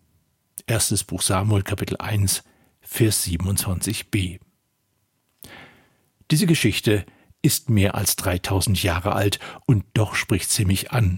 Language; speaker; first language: German; native; German